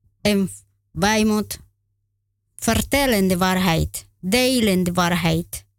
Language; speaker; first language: Dutch; non-native, learner; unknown